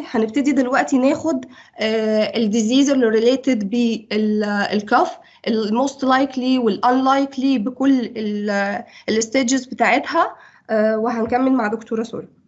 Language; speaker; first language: Arabic; native; Arabic